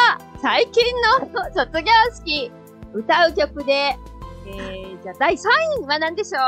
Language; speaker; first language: Japanese; native; Japanese